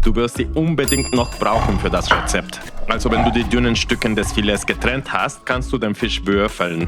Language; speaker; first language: German; non-native, fluent; Spanish